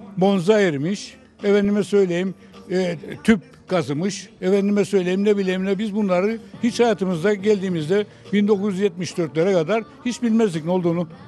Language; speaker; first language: Turkish; native; Turkish